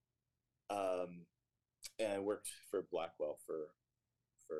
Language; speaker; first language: English; native; English